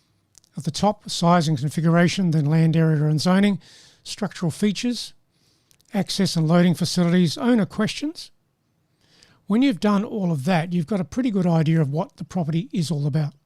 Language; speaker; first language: English; native; English